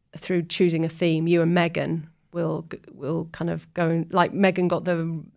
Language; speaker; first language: English; native; English